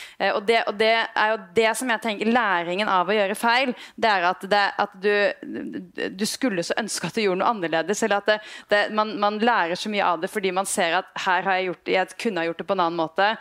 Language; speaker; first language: Norwegian; native; Norwegian